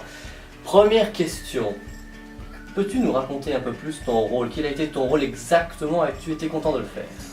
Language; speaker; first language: French; native; French